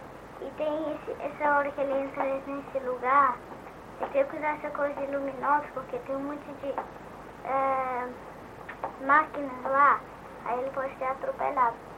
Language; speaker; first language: Portuguese; early bilingual, heritage; Portuguese